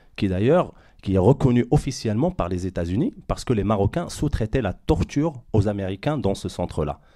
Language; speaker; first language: French; non-native, local second language; Arabic